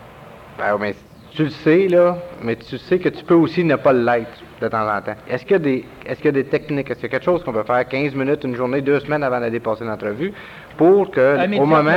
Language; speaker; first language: French; native; French